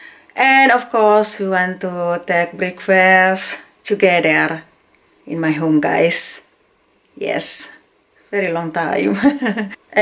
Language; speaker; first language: English; non-native, learner; Indonesian